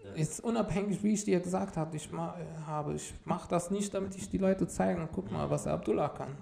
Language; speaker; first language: German; non-native, fluent; Arabic